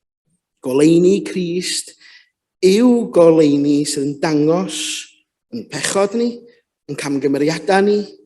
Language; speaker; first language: Welsh; native; Welsh